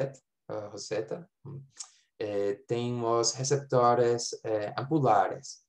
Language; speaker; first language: Portuguese; non-native, fluent; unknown